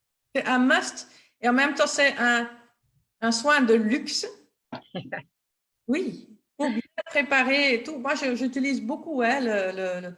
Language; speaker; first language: French; non-native, local second language; Dutch